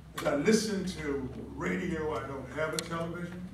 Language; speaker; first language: English; native; English